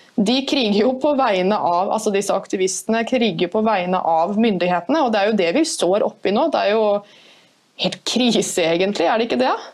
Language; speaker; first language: Norwegian; native; Norwegian